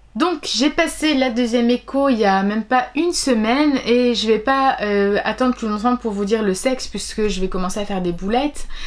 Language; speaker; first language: French; native; French